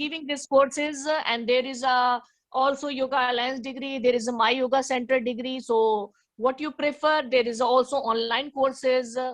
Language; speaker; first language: English; non-native, learner; Hindi